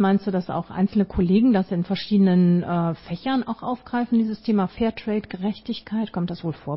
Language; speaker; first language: German; native; German